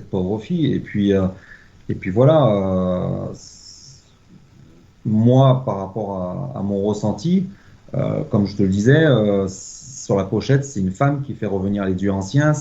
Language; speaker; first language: French; native; French